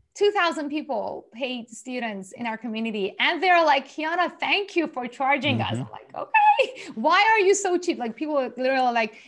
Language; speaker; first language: English; non-native, fluent; Persian